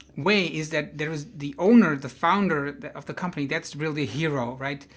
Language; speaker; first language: English; non-native, fluent; Dutch